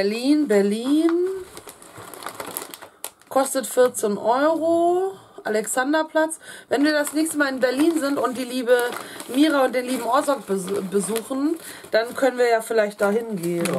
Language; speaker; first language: German; native; German